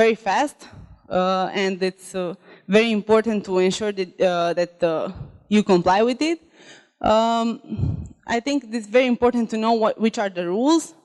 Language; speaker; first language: English; non-native, fluent; Romanian